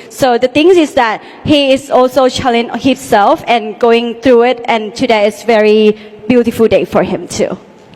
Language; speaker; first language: English; non-native, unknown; Thai